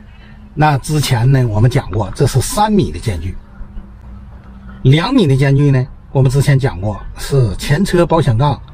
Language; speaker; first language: Chinese; native; Chinese